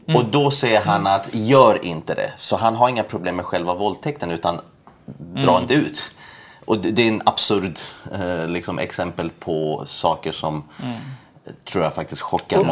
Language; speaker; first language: Swedish; early bilingual, other home language; Persian